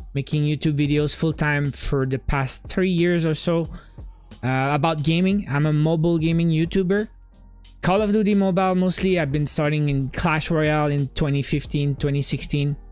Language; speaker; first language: English; native; English